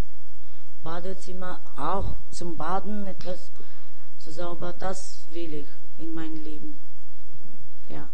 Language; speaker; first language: German; non-native, learner; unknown